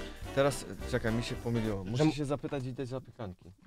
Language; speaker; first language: Polish; early bilingual, other home language; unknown